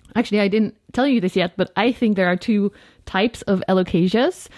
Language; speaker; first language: English; non-native, fluent; Dutch